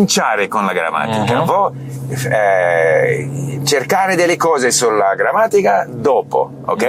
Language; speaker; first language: Italian; non-native, learner; English